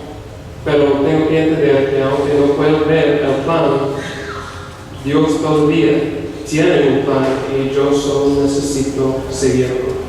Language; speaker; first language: Spanish; non-native, fluent; English